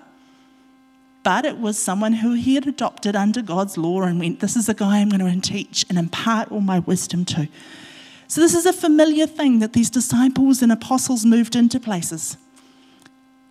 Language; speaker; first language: English; native; English